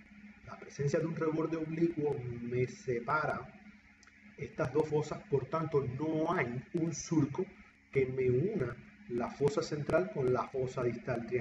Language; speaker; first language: Spanish; native; Spanish